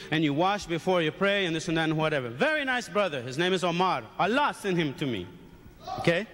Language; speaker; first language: English; native; English